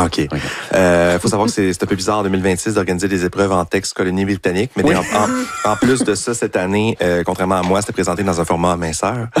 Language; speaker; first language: French; native; French